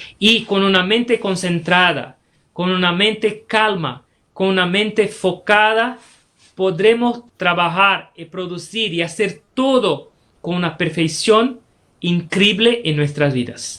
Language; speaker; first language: Spanish; non-native, fluent; Portuguese